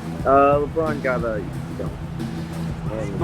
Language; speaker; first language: English; native; English